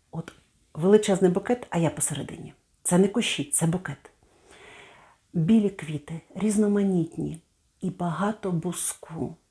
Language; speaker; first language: Ukrainian; native; Ukrainian